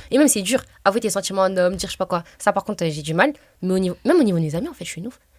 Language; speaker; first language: French; early bilingual, other home language; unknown